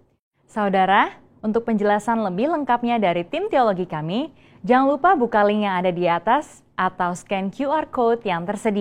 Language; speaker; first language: Indonesian; native; Indonesian